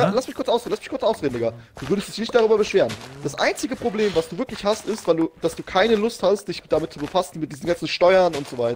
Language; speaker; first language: German; native; German